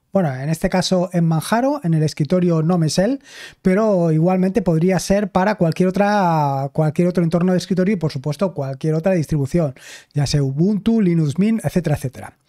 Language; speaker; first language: Spanish; native; Spanish